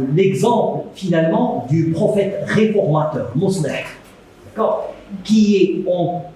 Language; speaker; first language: French; non-native, local second language; Arabic